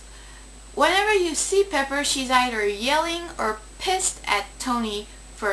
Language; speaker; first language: English; native; English